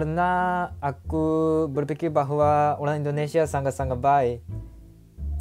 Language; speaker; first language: Indonesian; non-native, learner; Japanese